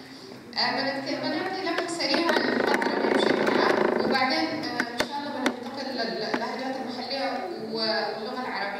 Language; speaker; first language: Arabic; native; Arabic